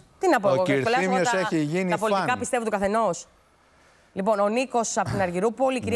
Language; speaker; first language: Greek; native; Greek